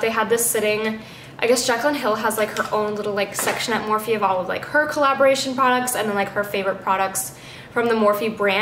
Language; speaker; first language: English; native; English